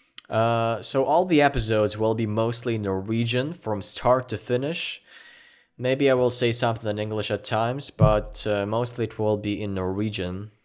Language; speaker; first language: English; non-native, fluent; Ukrainian